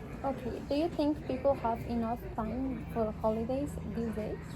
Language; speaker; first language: English; non-native, learner; Spanish